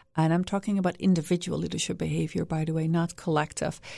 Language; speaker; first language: English; non-native, fluent; Dutch